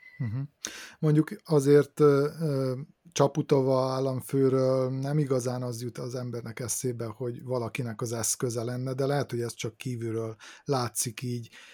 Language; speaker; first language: Hungarian; native; Hungarian